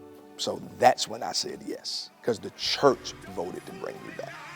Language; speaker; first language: English; native; English